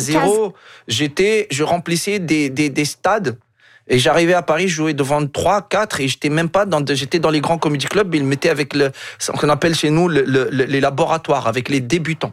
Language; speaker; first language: French; non-native, local second language; Arabic